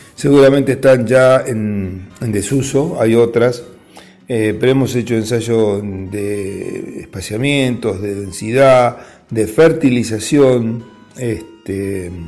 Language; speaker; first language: Spanish; native; Spanish